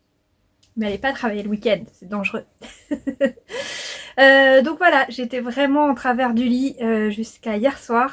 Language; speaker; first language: French; native; French